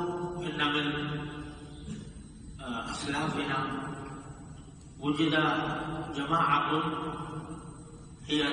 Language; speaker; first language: Arabic; non-native, fluent; Urdu